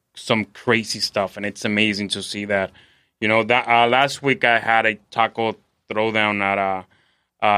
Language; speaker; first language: English; non-native, fluent; Spanish